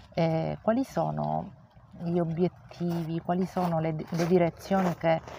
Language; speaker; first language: Italian; native; Italian